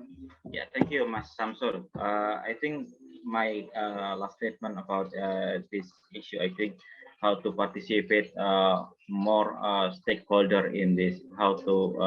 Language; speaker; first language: English; non-native, fluent; Indonesian